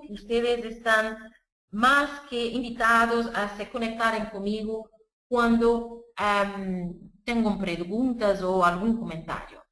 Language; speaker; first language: Spanish; non-native, fluent; Portuguese